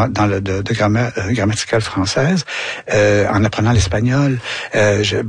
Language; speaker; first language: French; native; French